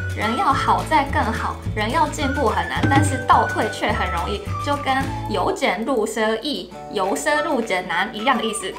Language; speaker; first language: Chinese; non-native, fluent; Japanese